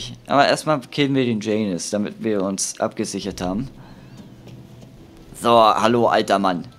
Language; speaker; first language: German; native; German